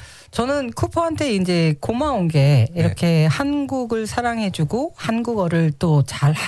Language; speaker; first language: Korean; native; Korean